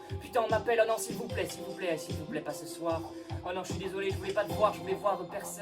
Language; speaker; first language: French; native; French